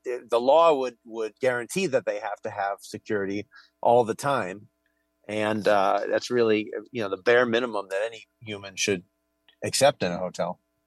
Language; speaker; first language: English; native; English